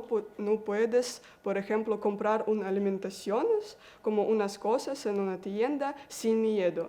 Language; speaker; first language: Spanish; non-native, learner; Russian